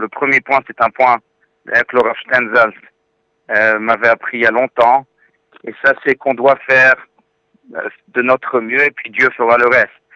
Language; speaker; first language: French; native; French